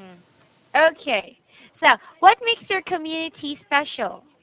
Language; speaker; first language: English; non-native, fluent; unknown